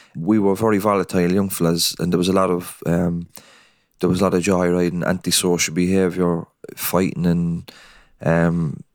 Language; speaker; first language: English; native; English